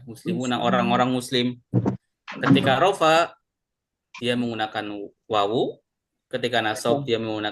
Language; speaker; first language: Indonesian; native; Indonesian